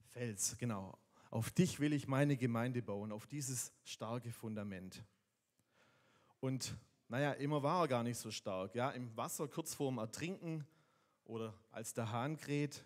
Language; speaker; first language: German; native; German